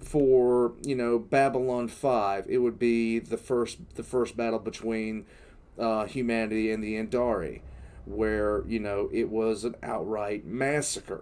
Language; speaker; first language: English; native; English